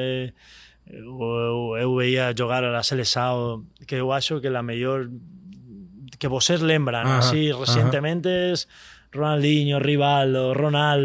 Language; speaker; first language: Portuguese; non-native, learner; Spanish